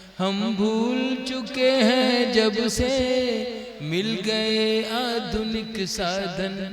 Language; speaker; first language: Hindi; native; Hindi